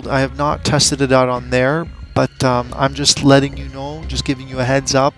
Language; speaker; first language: English; native; English